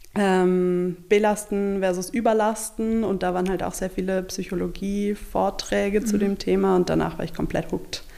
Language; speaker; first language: German; native; German